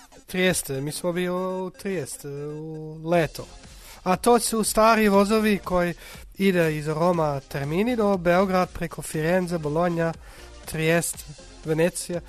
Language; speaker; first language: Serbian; non-native, learner; Dutch